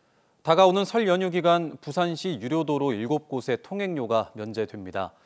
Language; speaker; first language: Korean; native; Korean